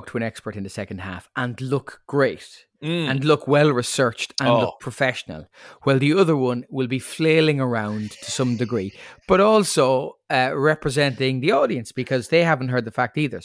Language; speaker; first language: English; native; English